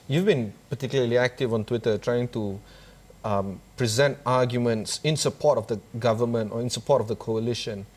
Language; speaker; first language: English; non-native, local second language; Malay